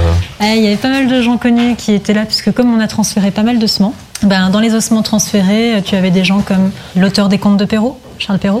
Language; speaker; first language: French; native; French